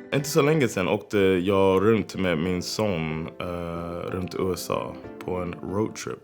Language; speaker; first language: Swedish; non-native, fluent; English